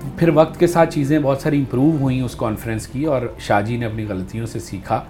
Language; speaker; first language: Urdu; native; Urdu